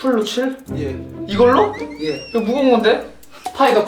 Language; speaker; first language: Korean; native; Korean